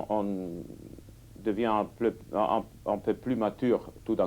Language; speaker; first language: French; non-native, fluent; Catalan